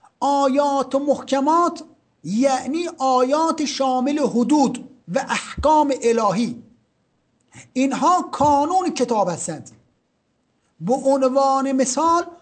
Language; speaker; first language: Persian; native; Persian